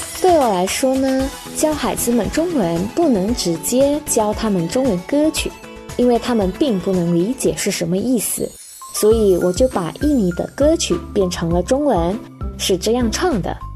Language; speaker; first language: Chinese; non-native, fluent; Indonesian